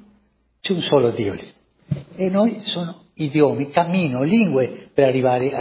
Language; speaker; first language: Italian; non-native, fluent; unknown